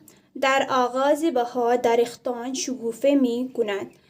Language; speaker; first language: Persian; non-native, fluent; Urdu